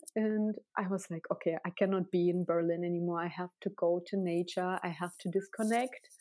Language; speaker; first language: English; non-native, fluent; Russian